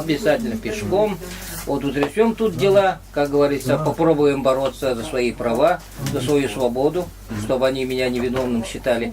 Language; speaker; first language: Russian; native; Russian